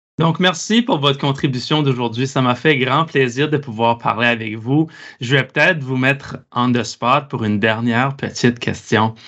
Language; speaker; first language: French; native; French